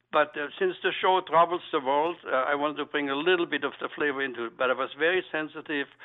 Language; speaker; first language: English; non-native, fluent; German